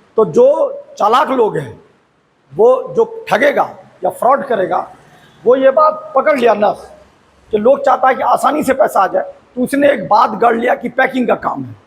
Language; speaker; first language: Hindi; native; Hindi